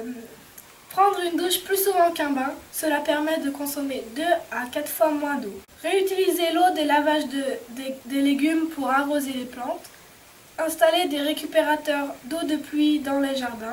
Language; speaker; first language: French; native; French